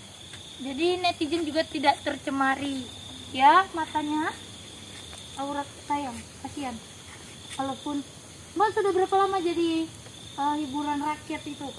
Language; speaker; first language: Indonesian; native; Indonesian